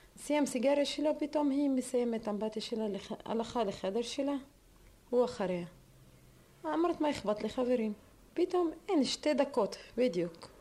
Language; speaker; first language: Hebrew; non-native, learner; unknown